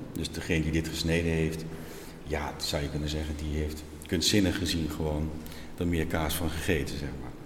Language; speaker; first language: Dutch; native; Dutch